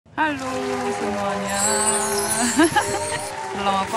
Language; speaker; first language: Indonesian; non-native, learner; Korean